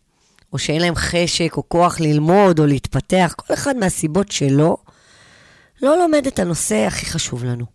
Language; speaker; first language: Hebrew; native; Hebrew